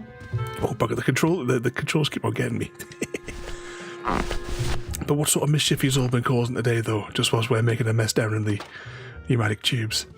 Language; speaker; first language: English; native; English